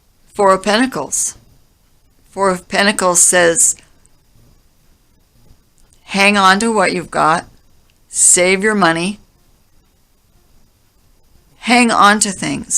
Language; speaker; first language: English; native; English